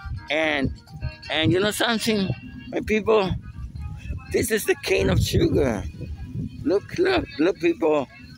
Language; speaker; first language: English; non-native, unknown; Spanish